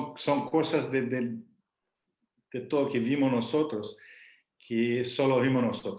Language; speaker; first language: Spanish; non-native, fluent; Portuguese